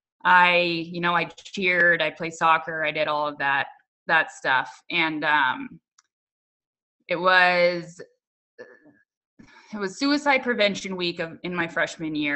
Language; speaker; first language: English; native; English